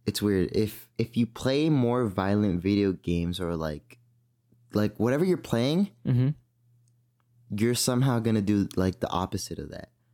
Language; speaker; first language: English; native; English